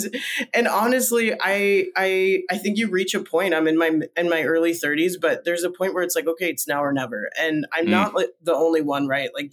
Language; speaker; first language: English; early bilingual, other home language; Spanish